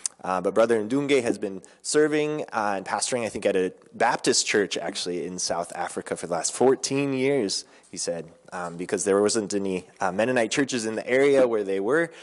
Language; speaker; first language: English; native; English